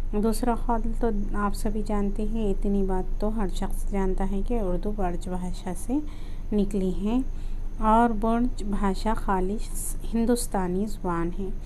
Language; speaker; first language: Urdu; native; Urdu